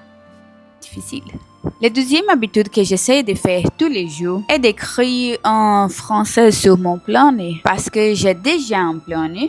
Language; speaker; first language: French; non-native, learner; Portuguese